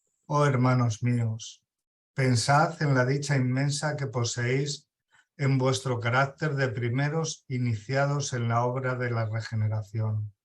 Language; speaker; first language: Spanish; native; Spanish